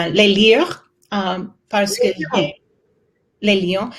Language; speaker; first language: French; non-native, learner; English